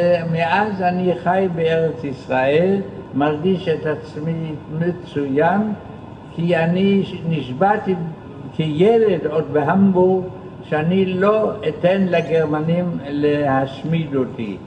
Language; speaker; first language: Hebrew; non-native, fluent; German